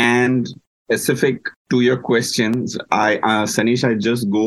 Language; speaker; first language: English; non-native, local second language; Malayalam